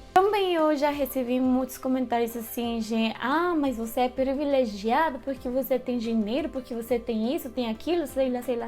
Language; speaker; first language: Portuguese; non-native, fluent; Spanish